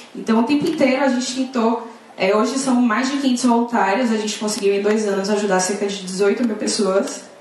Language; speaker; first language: Portuguese; native; Portuguese